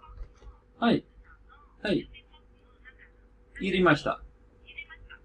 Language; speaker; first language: Japanese; non-native, learner; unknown